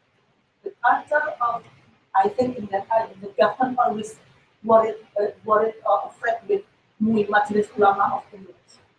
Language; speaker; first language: English; non-native, learner; Indonesian